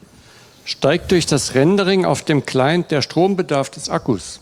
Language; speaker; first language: German; native; German